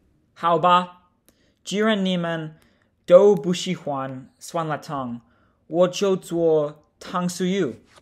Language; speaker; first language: Chinese; non-native, learner; English